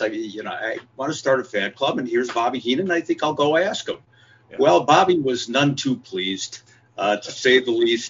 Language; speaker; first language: English; native; English